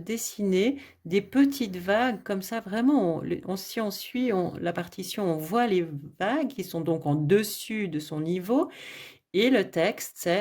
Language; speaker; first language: French; native; French